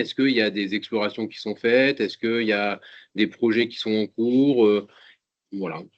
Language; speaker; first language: French; native; French